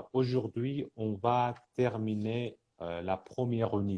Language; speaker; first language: French; non-native, fluent; Persian